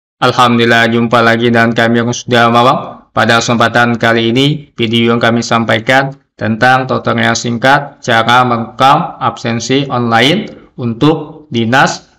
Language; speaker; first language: Indonesian; native; Indonesian